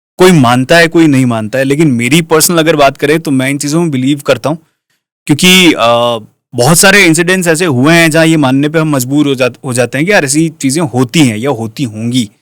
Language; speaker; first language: Hindi; native; Hindi